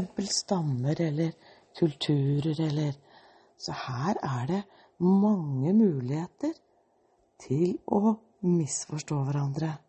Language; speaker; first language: Norwegian; early bilingual, other home language; Danish